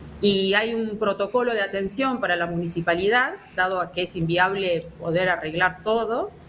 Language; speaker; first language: Spanish; native; Spanish